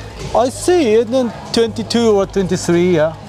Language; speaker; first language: English; non-native, learner; Japanese